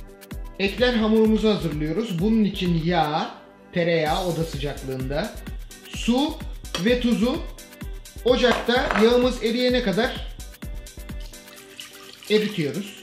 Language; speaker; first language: Turkish; native; Turkish